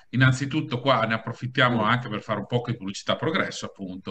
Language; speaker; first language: Italian; native; Italian